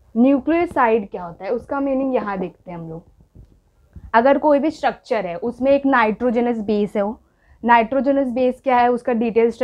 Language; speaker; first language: Hindi; non-native, local second language; Marathi